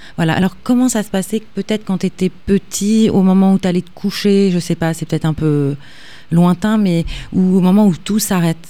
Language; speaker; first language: French; native; French